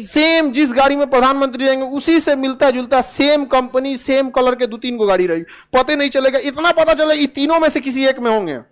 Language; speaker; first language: Hindi; native; Hindi